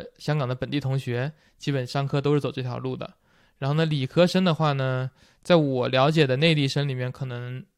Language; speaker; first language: Chinese; native; Chinese